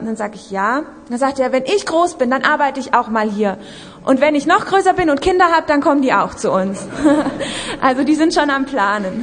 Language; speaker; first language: German; native; German